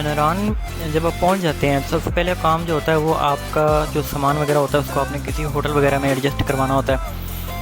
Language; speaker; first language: Urdu; native; Urdu